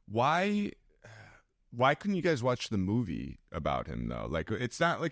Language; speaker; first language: English; native; English